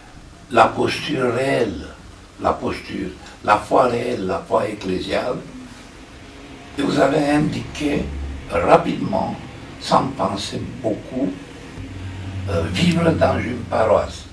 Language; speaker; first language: French; non-native, fluent; Romanian